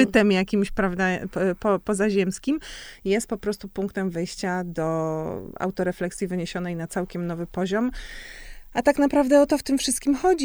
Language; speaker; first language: Polish; native; Polish